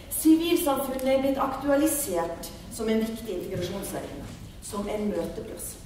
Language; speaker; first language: Norwegian; native; Norwegian